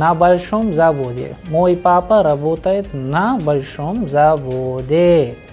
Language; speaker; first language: Russian; non-native, fluent; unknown